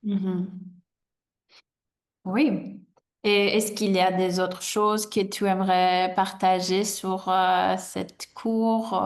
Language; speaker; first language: French; non-native, fluent; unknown